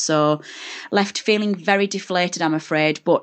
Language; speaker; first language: English; native; English